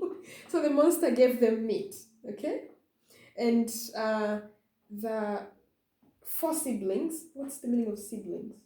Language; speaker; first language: English; non-native, fluent; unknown